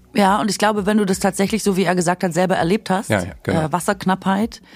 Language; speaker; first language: German; native; German